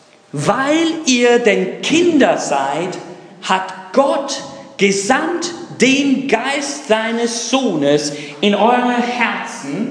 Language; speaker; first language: German; non-native, fluent; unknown